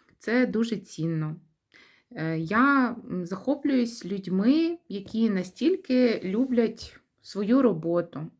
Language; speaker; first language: Ukrainian; native; Ukrainian